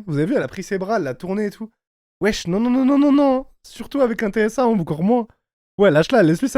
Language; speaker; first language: French; native; French